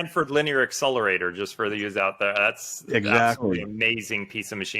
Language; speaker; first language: English; native; English